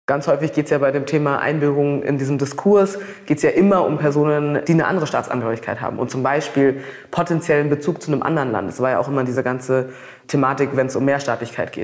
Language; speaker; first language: German; native; German